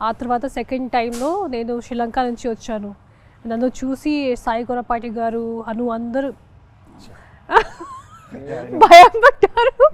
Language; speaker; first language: Telugu; non-native, fluent; Hindi